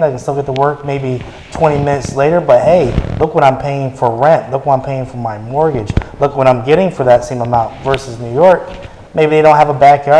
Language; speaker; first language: English; native; English